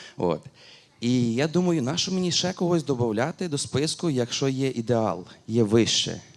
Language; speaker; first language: Ukrainian; native; Ukrainian